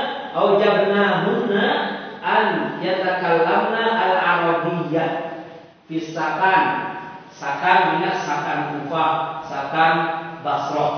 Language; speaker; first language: Arabic; non-native, fluent; Indonesian